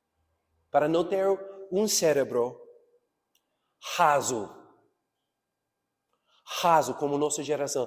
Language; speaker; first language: Portuguese; non-native, fluent; English